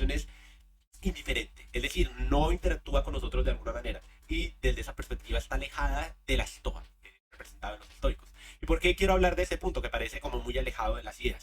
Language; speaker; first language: Spanish; native; Spanish